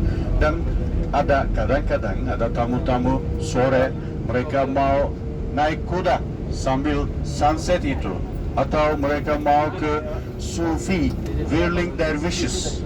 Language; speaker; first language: Indonesian; non-native, fluent; Turkish